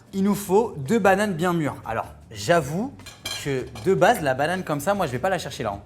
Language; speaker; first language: French; native; French